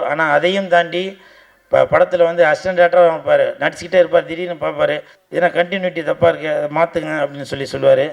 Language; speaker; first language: Tamil; native; Tamil